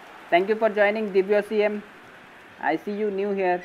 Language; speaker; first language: English; non-native, local second language; Bangla